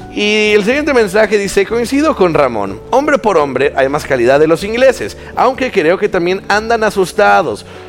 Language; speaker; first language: Spanish; native; Spanish